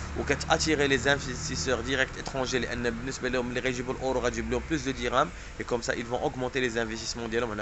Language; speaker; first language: French; non-native, local second language; Arabic